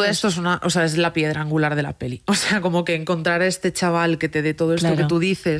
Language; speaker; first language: Spanish; native; Spanish